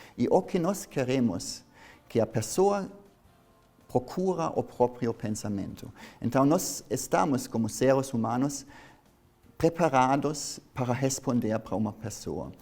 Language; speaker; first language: Portuguese; non-native, fluent; German